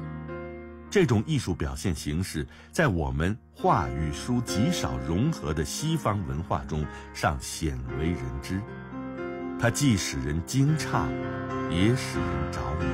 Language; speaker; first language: Chinese; native; Chinese